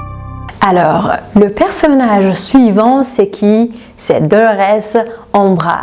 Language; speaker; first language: French; non-native, fluent; Persian